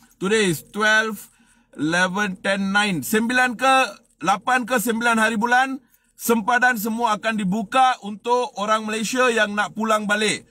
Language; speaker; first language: Malay; non-native, local second language; Tamil